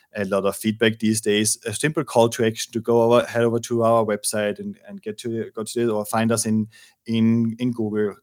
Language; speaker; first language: English; non-native, fluent; German